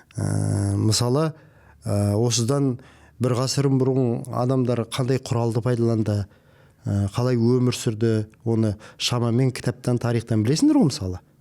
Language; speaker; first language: Kazakh; native; Kazakh